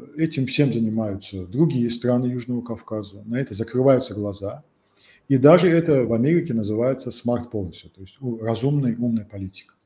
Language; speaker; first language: Russian; non-native, local second language; Azerbaijani